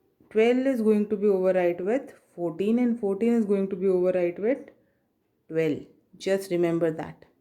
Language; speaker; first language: English; non-native, local second language; Hindi